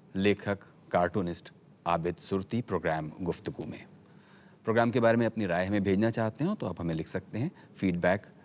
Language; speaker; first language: Hindi; native; Hindi